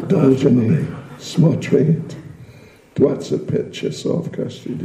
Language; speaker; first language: Russian; non-native, learner; English